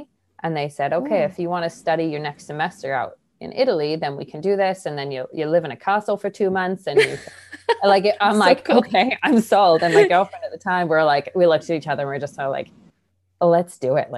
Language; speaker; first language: English; native; English